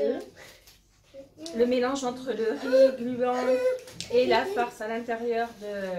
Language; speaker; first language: French; native; French